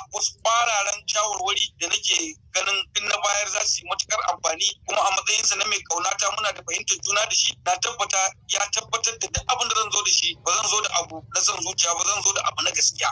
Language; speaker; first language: Hausa; native; Hausa